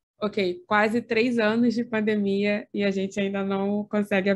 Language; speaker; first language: Portuguese; non-native, learner; English